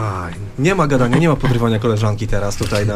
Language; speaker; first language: Polish; native; Polish